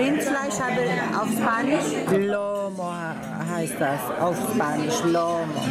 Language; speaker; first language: German; early bilingual, other home language; Spanish